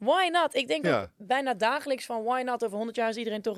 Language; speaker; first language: Dutch; native; Dutch